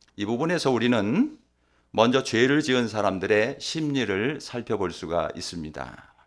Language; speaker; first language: Korean; native; Korean